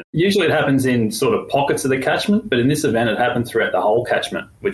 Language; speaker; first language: English; native; English